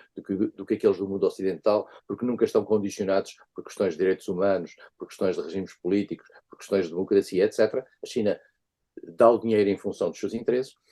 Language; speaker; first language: Portuguese; native; Portuguese